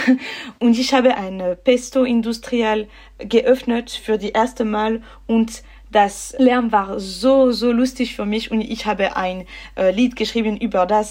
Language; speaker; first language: German; non-native, learner; French